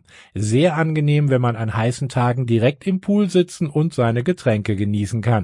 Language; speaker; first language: German; native; German